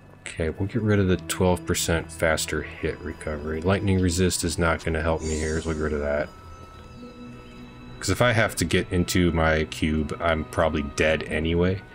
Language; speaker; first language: English; native; English